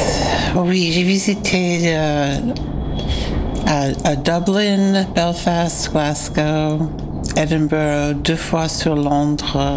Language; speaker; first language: French; non-native, learner; English